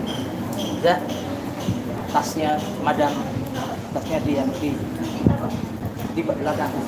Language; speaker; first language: Indonesian; native; Indonesian